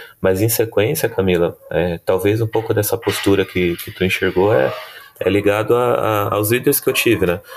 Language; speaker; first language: Portuguese; native; Portuguese